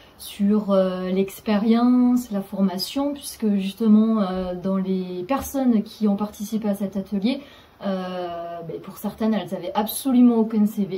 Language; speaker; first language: French; native; French